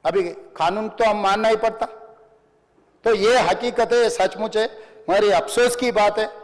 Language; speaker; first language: Hindi; non-native, local second language; Telugu